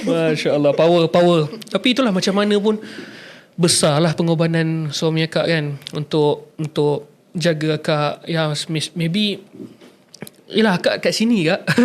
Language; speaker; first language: Malay; native; Malay